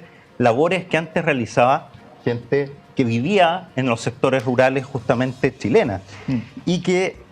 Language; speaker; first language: Spanish; native; Spanish